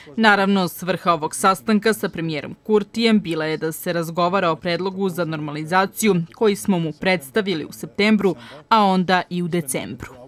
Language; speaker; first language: Croatian; non-native, fluent; Slovak